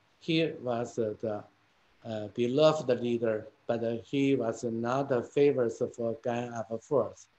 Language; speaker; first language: English; non-native, fluent; Chinese